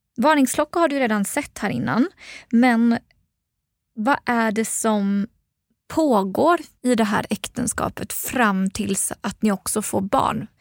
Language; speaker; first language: Swedish; native; Swedish